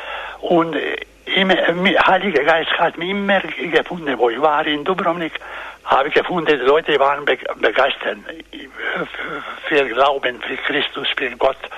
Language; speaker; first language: German; non-native, fluent; Croatian